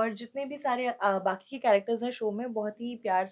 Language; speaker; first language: Hindi; native; Hindi